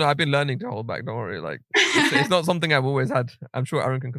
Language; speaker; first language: English; native; English